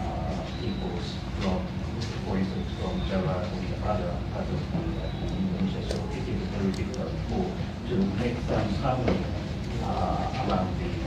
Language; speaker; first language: English; non-native, learner; Indonesian